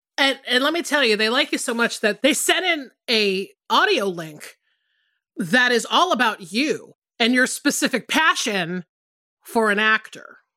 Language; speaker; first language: English; native; English